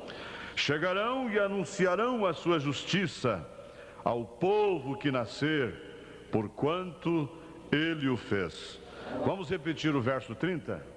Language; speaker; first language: Portuguese; native; Portuguese